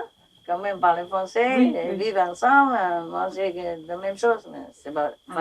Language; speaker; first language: French; non-native, learner; Vietnamese